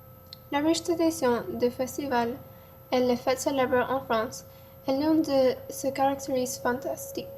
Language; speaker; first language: French; non-native, learner; English